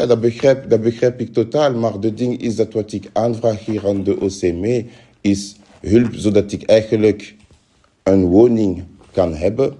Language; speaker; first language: Dutch; non-native, fluent; French